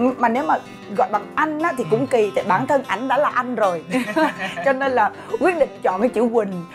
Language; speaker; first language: Vietnamese; native; Vietnamese